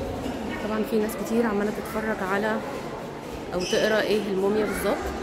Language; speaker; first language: Arabic; native; Arabic